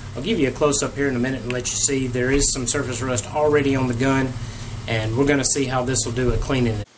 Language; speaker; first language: English; native; English